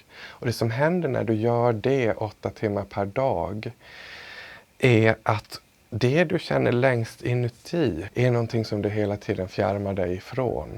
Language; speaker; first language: Swedish; native; Swedish